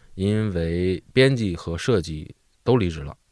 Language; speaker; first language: Chinese; native; Chinese